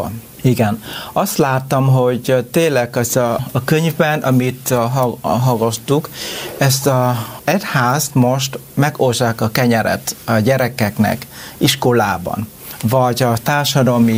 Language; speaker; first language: Hungarian; non-native, learner; Vietnamese